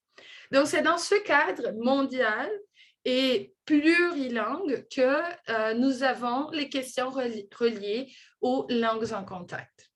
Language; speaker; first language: French; non-native, fluent; Portuguese